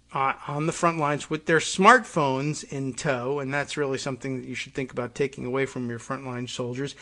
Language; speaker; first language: English; native; English